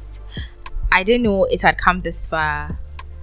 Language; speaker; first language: English; non-native, local second language; Akan